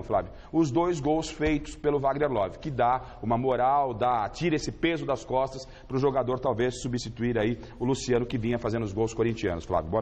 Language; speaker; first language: Portuguese; native; Portuguese